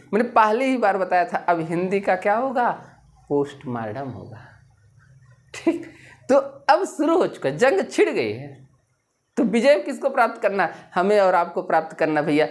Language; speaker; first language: Hindi; native; Hindi